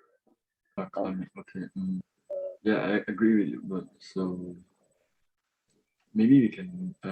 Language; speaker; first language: English; non-native, learner; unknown